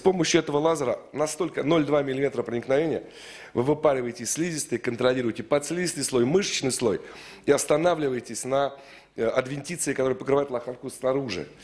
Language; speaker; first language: Russian; native; Russian